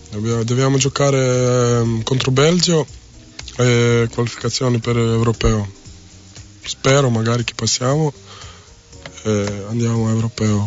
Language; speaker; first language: Italian; non-native, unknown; Serbian